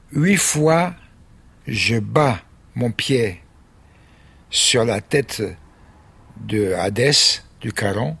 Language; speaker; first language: French; non-native, fluent; Greek